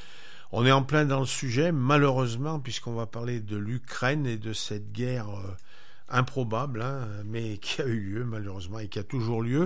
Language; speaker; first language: French; native; French